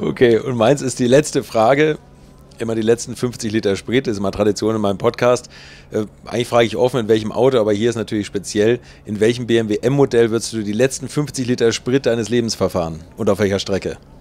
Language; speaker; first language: German; native; German